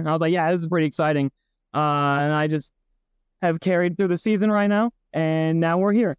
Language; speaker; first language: English; native; English